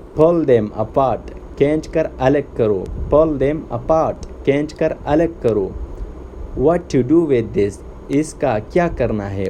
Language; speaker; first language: Urdu; native; Urdu